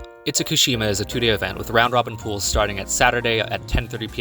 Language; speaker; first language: English; native; English